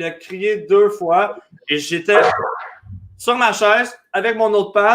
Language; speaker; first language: French; native; French